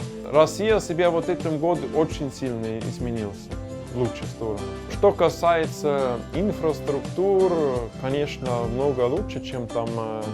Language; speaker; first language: Russian; non-native, learner; German